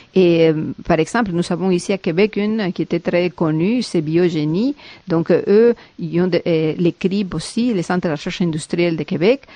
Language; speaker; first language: French; non-native, fluent; Spanish